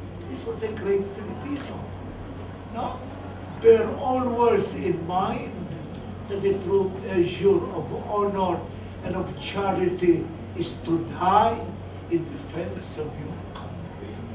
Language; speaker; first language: English; non-native, local second language; Filipino